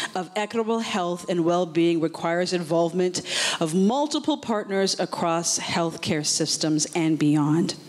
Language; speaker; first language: English; native; English